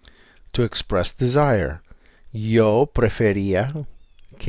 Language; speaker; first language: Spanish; non-native, fluent; English